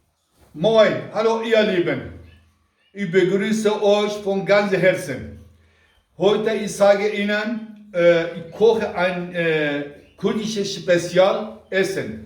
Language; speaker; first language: German; non-native, local second language; Kurdish